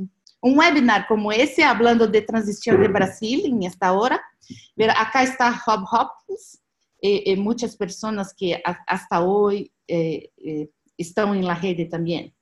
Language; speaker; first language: Spanish; non-native, learner; Portuguese